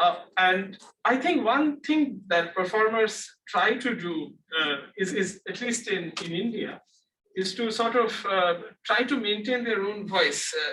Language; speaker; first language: English; non-native, local second language; Bangla